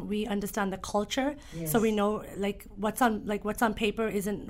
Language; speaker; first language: English; native; English